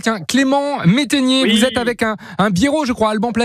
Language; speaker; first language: French; native; French